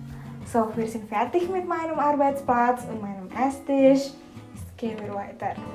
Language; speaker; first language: German; non-native, fluent; Indonesian